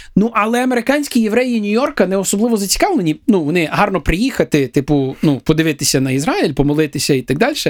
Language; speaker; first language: Ukrainian; early bilingual, heritage; Ukrainian